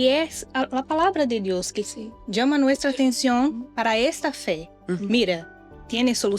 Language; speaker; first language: Spanish; non-native, learner; Portuguese